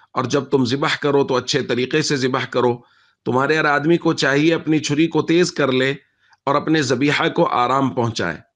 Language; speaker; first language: Urdu; native; Urdu